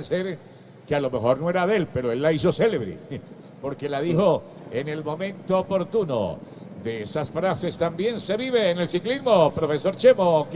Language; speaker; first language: Spanish; native; Spanish